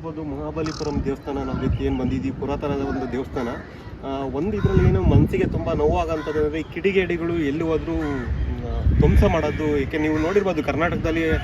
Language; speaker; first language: Kannada; non-native, local second language; Tulu